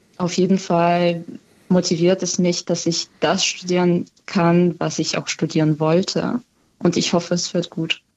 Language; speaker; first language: German; non-native, fluent; Ukrainian